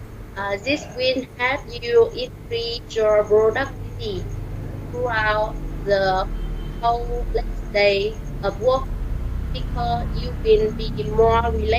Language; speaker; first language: English; non-native, learner; Vietnamese